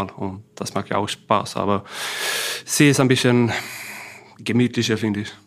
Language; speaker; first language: German; non-native, fluent; Swedish